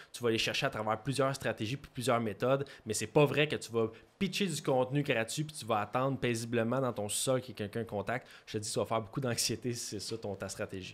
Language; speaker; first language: French; native; French